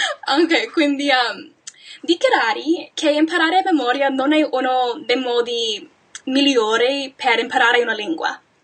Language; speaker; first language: Italian; non-native, fluent; English